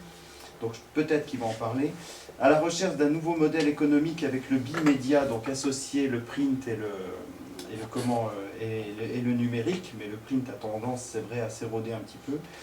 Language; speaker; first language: French; native; French